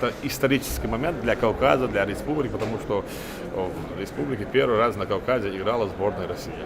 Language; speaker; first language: Russian; non-native, local second language; Chechen